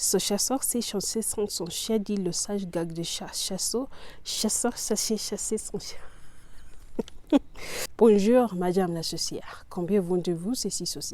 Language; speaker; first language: French; non-native, learner; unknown